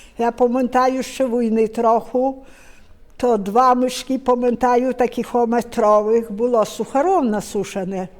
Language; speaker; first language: Ukrainian; native; Ukrainian